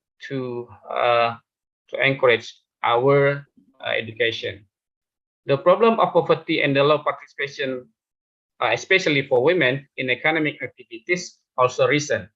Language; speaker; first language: English; non-native, fluent; Indonesian